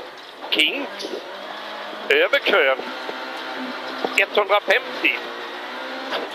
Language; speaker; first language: Swedish; native; Swedish